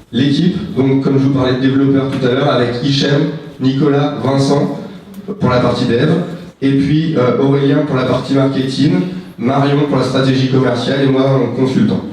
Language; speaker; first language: French; native; French